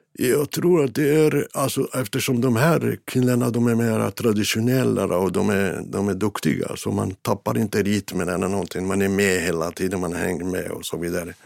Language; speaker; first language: Swedish; non-native, fluent; Arabic